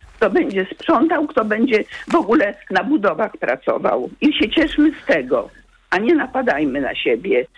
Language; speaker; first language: Polish; native; Polish